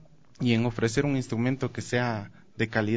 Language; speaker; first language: Spanish; native; Spanish